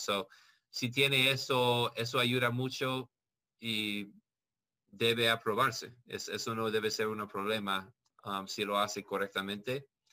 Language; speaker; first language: Spanish; non-native, learner; English